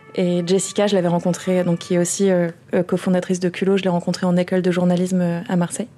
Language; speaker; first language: French; native; French